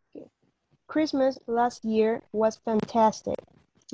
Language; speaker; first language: English; non-native, learner; Spanish